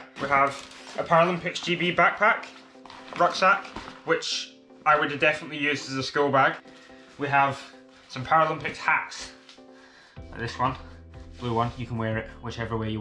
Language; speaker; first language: English; native; English